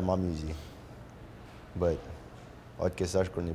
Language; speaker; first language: French; native; French